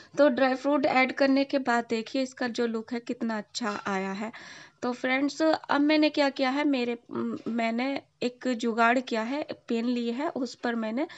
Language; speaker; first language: Hindi; native; Hindi